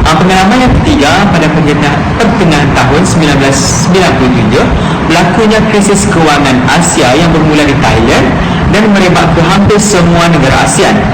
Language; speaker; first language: Malay; native; Malay